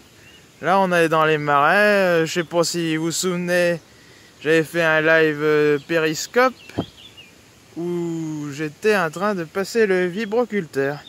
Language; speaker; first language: French; native; French